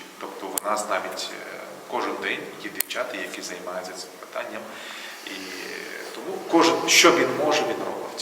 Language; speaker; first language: Ukrainian; non-native, local second language; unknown